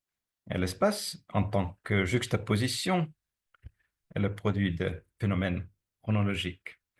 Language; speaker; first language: French; non-native, fluent; Estonian